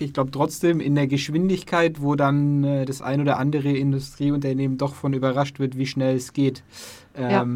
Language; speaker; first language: German; native; German